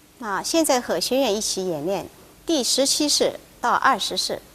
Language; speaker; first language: Chinese; native; Chinese